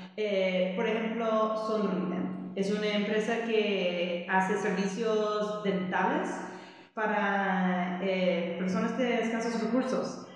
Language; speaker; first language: Spanish; non-native, fluent; English